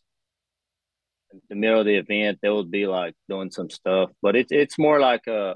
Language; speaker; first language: English; non-native, fluent; Portuguese